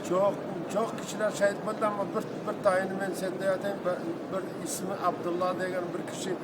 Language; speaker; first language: Turkish; non-native, learner; Persian